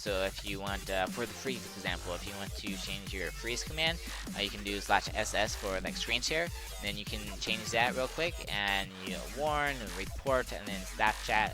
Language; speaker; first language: English; native; English